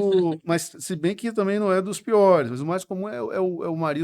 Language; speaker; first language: Portuguese; native; Portuguese